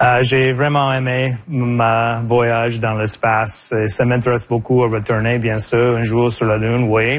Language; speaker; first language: French; non-native, local second language; English